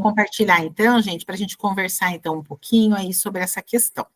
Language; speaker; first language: Portuguese; native; Portuguese